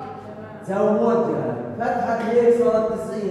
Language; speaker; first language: Arabic; native; Arabic